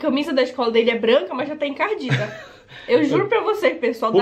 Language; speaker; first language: Portuguese; native; Portuguese